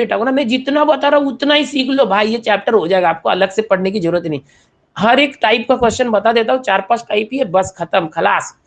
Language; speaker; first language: Hindi; non-native, local second language; Marathi